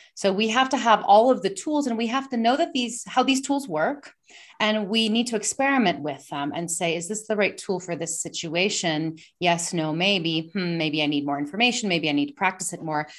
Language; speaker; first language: English; native; English